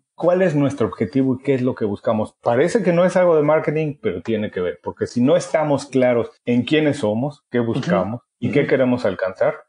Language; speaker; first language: Spanish; native; Spanish